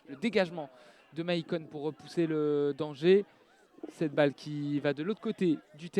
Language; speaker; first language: French; native; French